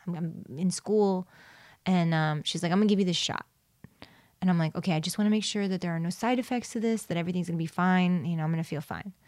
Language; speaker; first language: English; early bilingual, other home language; Spanish